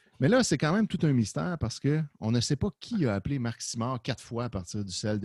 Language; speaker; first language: French; native; French